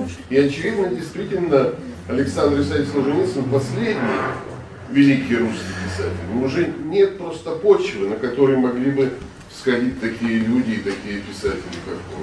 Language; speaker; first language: Russian; native; Russian